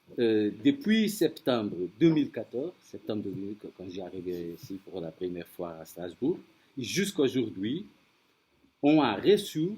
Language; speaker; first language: French; non-native, fluent; Portuguese